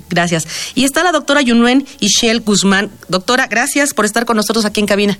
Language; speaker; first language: Spanish; native; Spanish